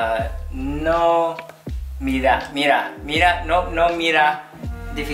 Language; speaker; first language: Spanish; non-native, learner; English